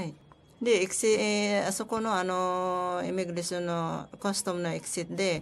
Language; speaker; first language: Japanese; non-native, learner; Filipino